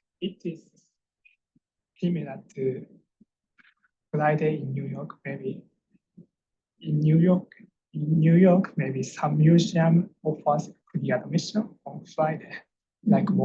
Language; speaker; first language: English; non-native, fluent; Japanese